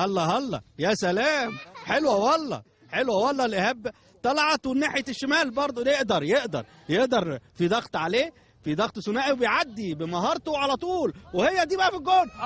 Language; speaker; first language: Arabic; native; Arabic